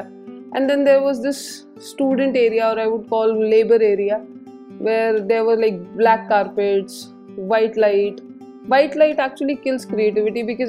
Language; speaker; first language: English; non-native, local second language; Hindi